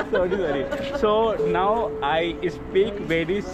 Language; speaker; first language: English; non-native, learner; Hindi